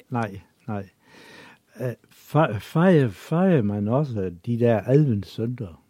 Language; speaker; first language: Danish; native; Danish